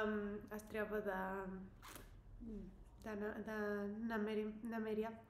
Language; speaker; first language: Bulgarian; non-native, learner; English